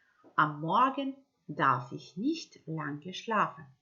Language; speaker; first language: German; non-native, fluent; Macedonian